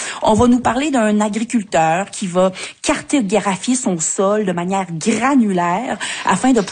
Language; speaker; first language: French; native; French